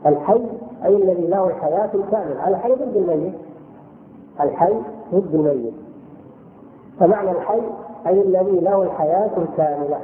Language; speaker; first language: Arabic; native; Arabic